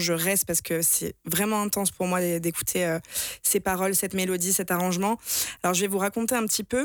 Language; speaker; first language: French; native; French